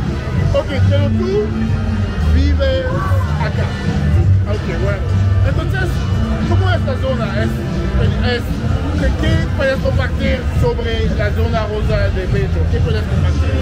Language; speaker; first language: Spanish; non-native, learner; English